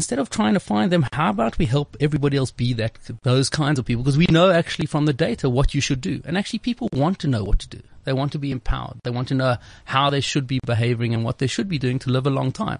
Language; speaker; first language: English; native; English